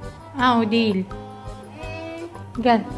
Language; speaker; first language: Turkish; non-native, learner; Filipino